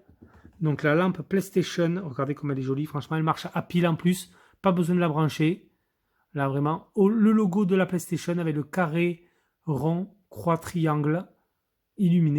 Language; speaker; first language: French; native; French